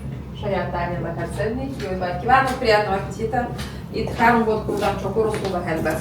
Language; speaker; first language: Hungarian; non-native, learner; Russian